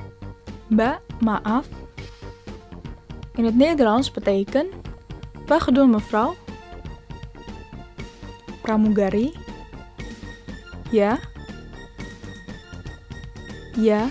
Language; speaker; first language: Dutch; non-native, learner; Indonesian